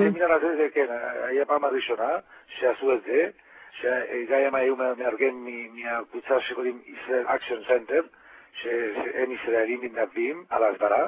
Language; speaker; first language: Hebrew; non-native, fluent; Spanish